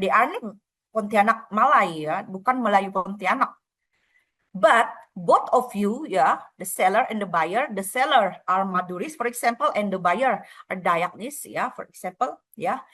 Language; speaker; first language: English; non-native, fluent; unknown